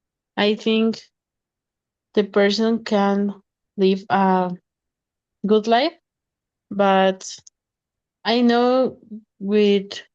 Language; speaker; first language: English; non-native, learner; Spanish